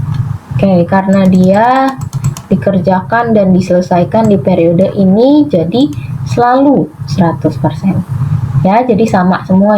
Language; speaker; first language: Indonesian; native; Indonesian